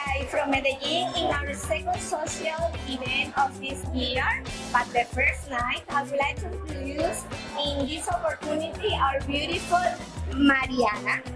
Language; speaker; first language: English; non-native, learner; Spanish